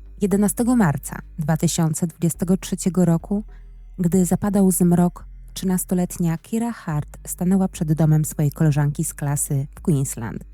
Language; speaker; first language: Polish; native; Polish